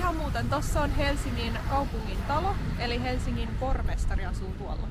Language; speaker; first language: Finnish; native; Finnish